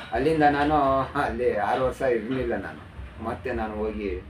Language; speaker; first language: Kannada; non-native, local second language; Urdu